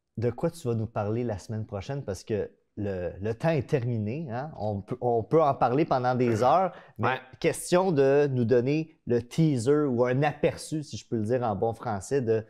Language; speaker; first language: French; native; French